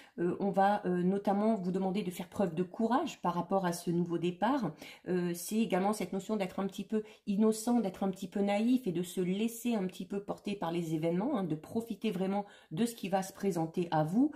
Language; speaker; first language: French; native; French